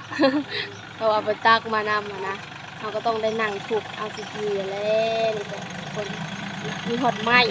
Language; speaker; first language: Thai; non-native, local second language; Lao